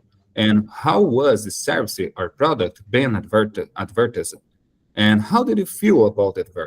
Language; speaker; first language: English; non-native, fluent; Portuguese